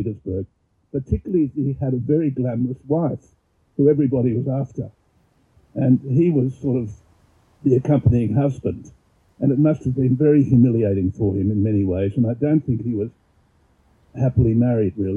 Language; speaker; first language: English; native; English